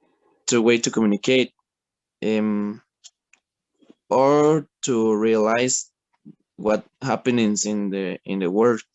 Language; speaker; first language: English; non-native, learner; Spanish